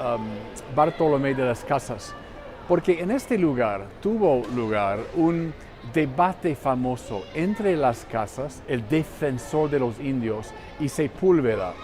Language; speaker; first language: Spanish; non-native, fluent; English